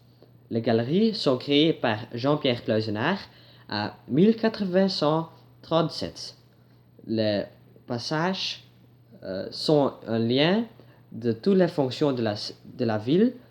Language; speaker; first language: French; non-native, learner; Dutch